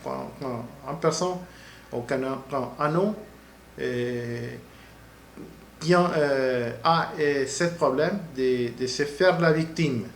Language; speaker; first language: French; non-native, learner; Spanish